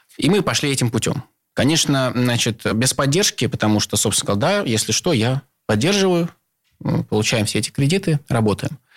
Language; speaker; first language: Russian; native; Russian